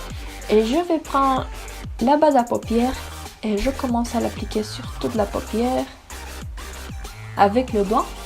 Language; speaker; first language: French; non-native, fluent; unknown